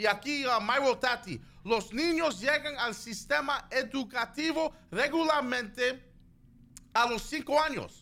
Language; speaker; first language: Spanish; early bilingual, other home language; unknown